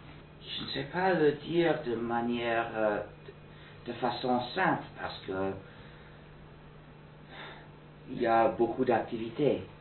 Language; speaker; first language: French; non-native, fluent; English